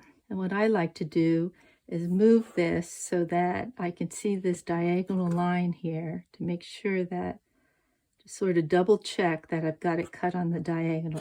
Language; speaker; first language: English; native; English